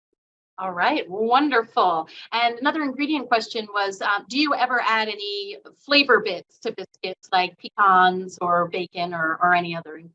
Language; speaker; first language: English; native; English